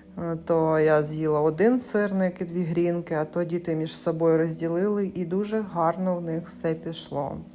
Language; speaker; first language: Ukrainian; non-native, local second language; Russian